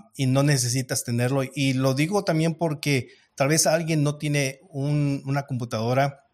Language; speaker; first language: Spanish; early bilingual, heritage; Spanish